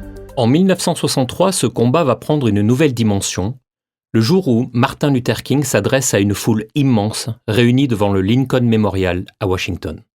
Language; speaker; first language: French; native; French